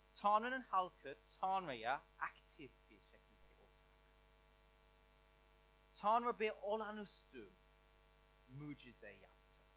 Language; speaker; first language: Turkish; non-native, learner; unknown